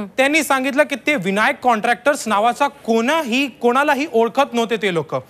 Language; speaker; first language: Marathi; non-native, local second language; Hindi